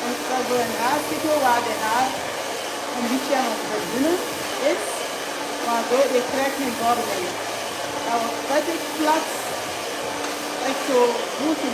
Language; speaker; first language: Dutch; non-native, fluent; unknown